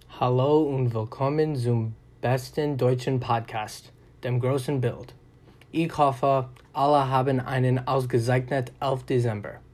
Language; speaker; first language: German; non-native, learner; English